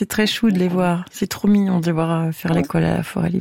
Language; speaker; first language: French; native; French